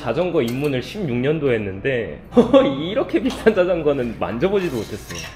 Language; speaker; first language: Korean; native; Korean